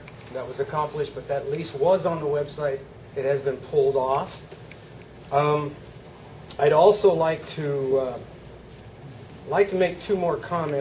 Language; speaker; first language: English; native; English